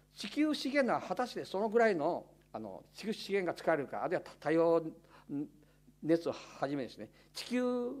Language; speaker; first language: Japanese; non-native, fluent; Chinese